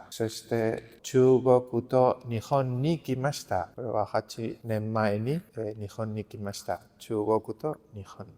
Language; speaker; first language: Japanese; non-native, learner; Spanish